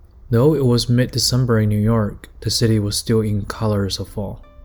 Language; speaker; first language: English; non-native, fluent; Chinese